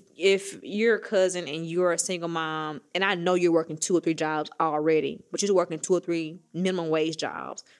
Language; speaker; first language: English; native; English